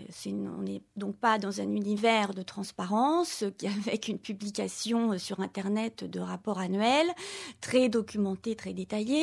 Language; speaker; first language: French; native; French